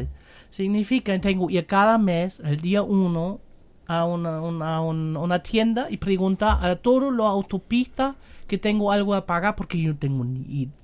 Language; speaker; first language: Spanish; non-native, learner; German